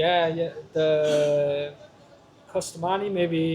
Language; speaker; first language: English; non-native, learner; Chinese